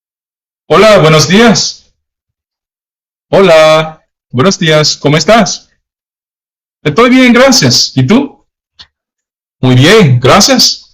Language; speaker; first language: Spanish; non-native, learner; English